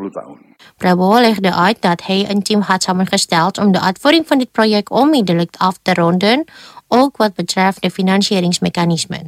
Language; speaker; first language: Dutch; non-native, fluent; Indonesian